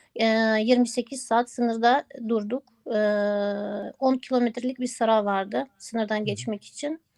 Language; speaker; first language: Turkish; non-native, fluent; Ukrainian